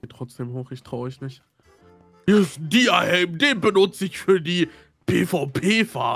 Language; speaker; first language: German; native; German